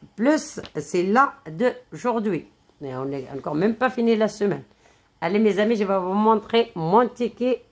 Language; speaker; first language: French; non-native, local second language; Arabic